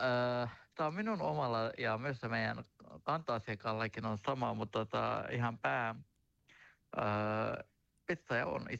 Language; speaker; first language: Finnish; non-native, learner; Turkish